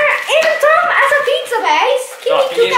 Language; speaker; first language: Hungarian; early bilingual, heritage; Hungarian